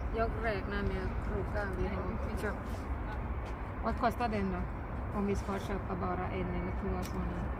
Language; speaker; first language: Swedish; non-native, learner; Thai